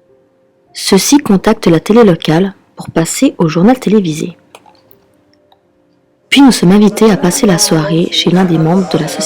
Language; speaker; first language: French; native; French